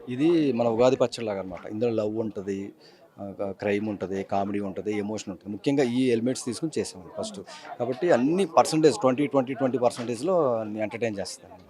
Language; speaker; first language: Telugu; native; Telugu